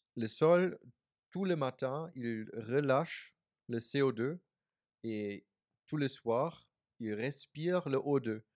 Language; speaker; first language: French; non-native, fluent; German